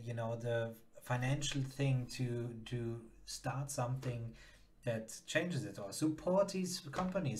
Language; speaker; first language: English; non-native, fluent; German